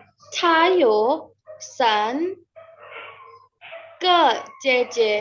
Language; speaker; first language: Chinese; non-native, learner; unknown